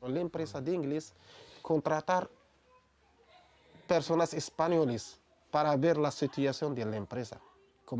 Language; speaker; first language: Spanish; non-native, learner; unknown